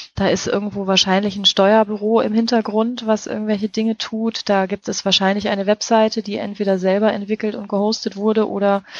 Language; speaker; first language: German; native; German